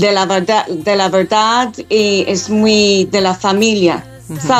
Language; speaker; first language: Spanish; non-native, fluent; English